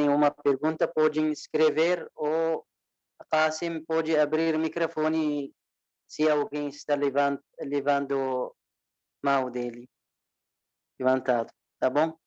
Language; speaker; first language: Portuguese; non-native, fluent; Arabic